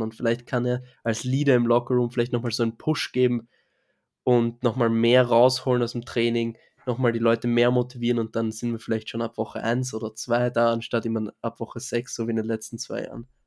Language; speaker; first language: German; native; German